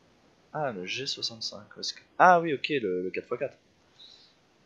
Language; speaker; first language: French; native; French